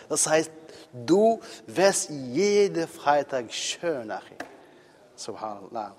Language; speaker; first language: German; non-native, fluent; Arabic